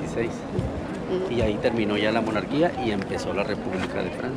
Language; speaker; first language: Spanish; native; Spanish